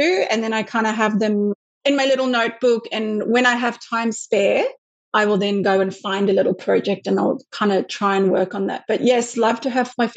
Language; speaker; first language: English; native; English